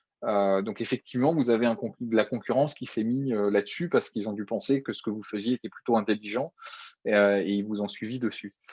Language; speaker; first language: French; native; French